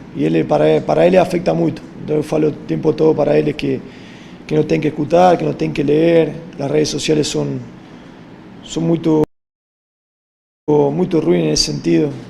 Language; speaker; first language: Portuguese; non-native, fluent; Spanish